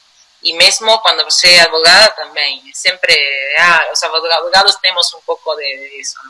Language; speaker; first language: Portuguese; non-native, learner; Spanish